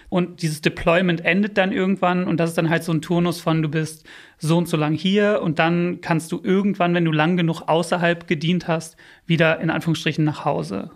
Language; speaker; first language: German; early bilingual, other home language; English